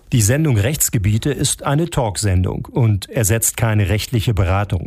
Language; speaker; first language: German; native; German